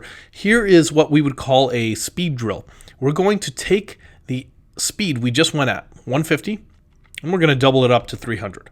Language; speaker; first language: English; native; English